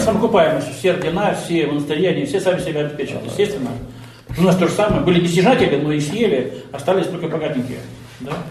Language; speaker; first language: Russian; native; Russian